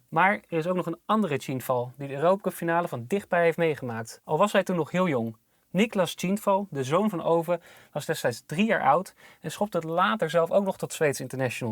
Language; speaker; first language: Dutch; native; Dutch